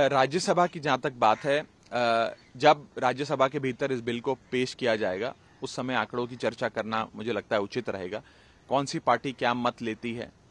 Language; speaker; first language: Hindi; native; Hindi